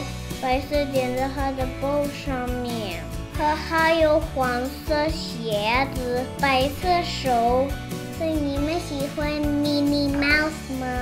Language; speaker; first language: Chinese; early bilingual, other home language; English